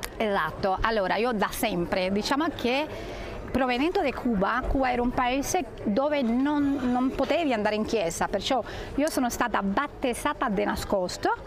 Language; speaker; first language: Italian; non-native, fluent; Spanish